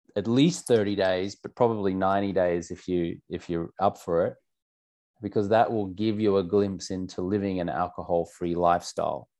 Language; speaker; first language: English; native; English